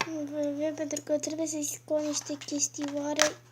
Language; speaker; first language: Romanian; native; Romanian